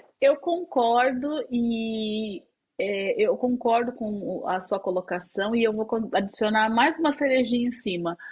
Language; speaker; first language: Portuguese; native; Portuguese